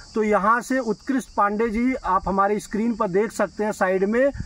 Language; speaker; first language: Hindi; native; Hindi